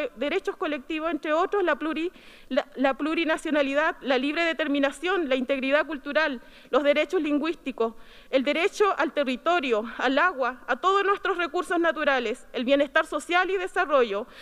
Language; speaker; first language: Spanish; native; Spanish